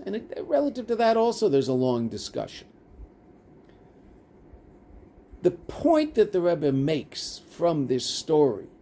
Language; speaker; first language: English; native; English